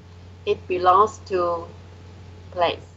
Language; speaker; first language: English; non-native, learner; Chinese